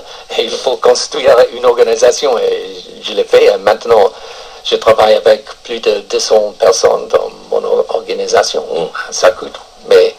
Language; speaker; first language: French; non-native, fluent; English